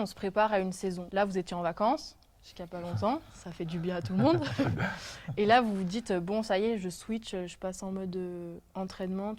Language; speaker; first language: French; native; French